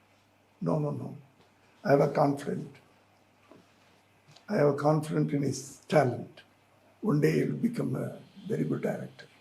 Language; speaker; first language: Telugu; non-native, learner; Tamil